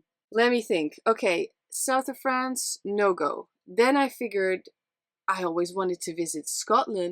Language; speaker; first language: English; non-native, fluent; Dutch